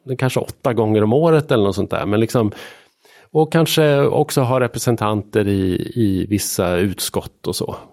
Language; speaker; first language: Swedish; native; Swedish